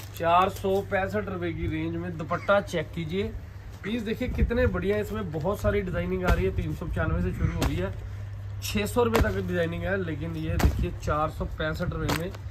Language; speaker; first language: Hindi; non-native, local second language; Punjabi